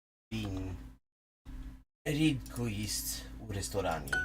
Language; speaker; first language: Ukrainian; non-native, learner; English